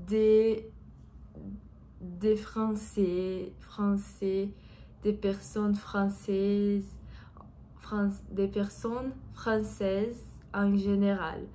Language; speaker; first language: French; non-native, learner; Portuguese